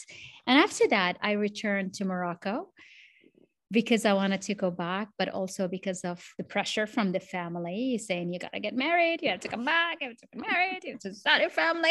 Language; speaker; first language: English; non-native, fluent; Arabic